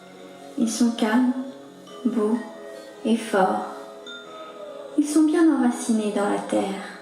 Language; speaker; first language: French; native; French